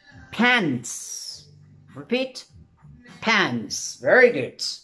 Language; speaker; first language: English; non-native, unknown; Spanish